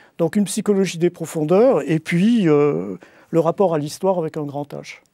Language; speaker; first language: French; native; French